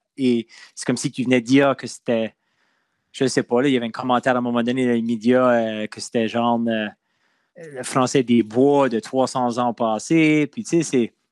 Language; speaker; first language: French; non-native, local second language; English